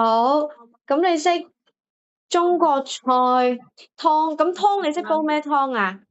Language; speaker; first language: Cantonese; native; Cantonese